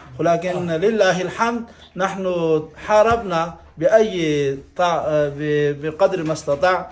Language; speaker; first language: Arabic; non-native, fluent; Pashto